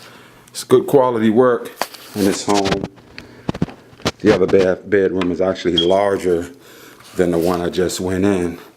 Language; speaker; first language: English; native; English